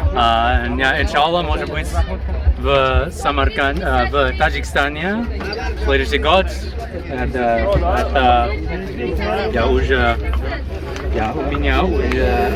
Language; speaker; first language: Russian; non-native, learner; English